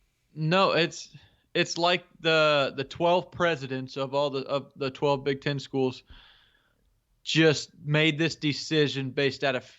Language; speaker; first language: English; native; English